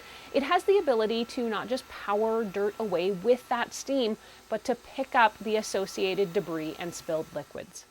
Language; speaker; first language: English; native; English